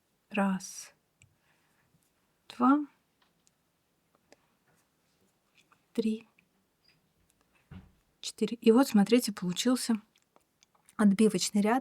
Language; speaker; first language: Russian; native; Russian